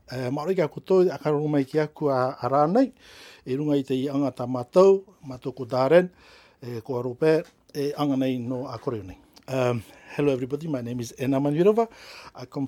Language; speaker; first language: English; non-native, fluent; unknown